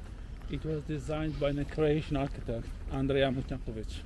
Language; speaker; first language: English; non-native, local second language; Albanian